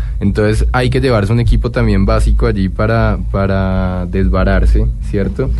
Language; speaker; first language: Spanish; native; Spanish